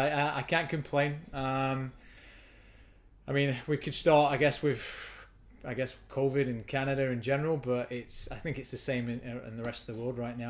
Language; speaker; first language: English; native; English